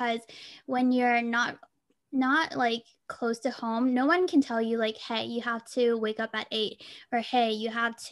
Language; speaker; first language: English; native; English